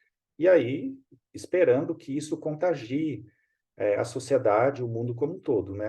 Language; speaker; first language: Portuguese; native; Portuguese